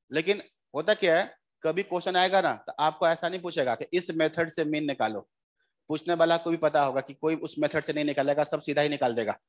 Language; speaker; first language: Hindi; native; Hindi